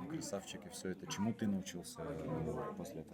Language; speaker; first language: Russian; non-native, local second language; Uzbek